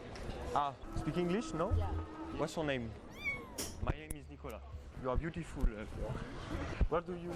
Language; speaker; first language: English; non-native, learner; French